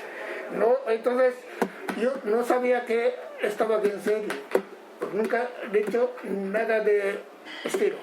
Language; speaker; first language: Spanish; non-native, learner; Japanese